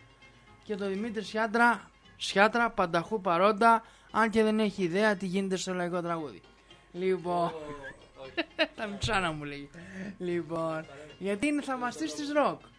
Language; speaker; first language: Greek; native; Greek